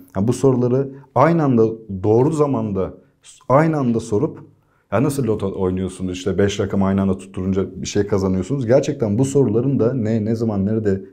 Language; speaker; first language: Turkish; native; Turkish